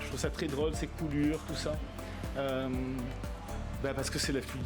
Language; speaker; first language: French; native; French